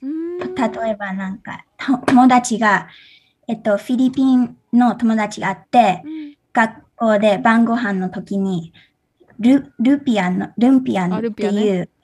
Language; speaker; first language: Japanese; early bilingual, heritage; English